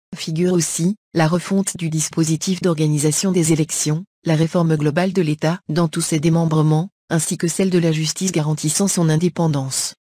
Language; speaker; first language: French; non-native, local second language; Arabic